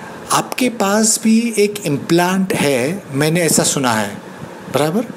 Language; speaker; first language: Hindi; native; Hindi